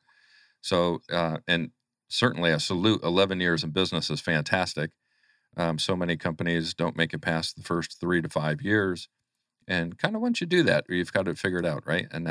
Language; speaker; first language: English; native; English